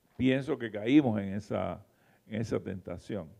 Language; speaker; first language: Spanish; native; Spanish